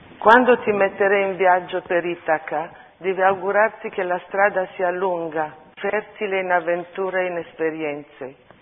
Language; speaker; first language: Italian; early bilingual, other home language; Armenian